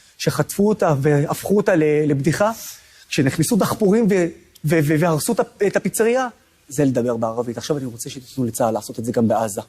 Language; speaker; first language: Hebrew; non-native, local second language; Arabic